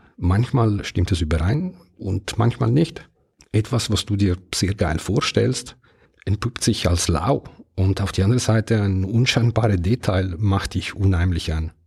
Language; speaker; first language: German; non-native, local second language; Italian